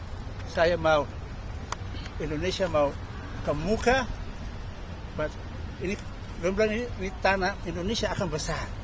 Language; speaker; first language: Indonesian; early bilingual, heritage; Indonesian